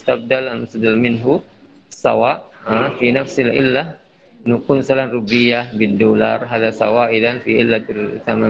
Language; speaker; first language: Arabic; non-native, fluent; Indonesian